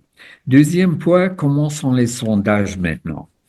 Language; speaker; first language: French; non-native, fluent; German